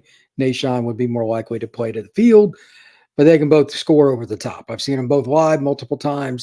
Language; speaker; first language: English; native; English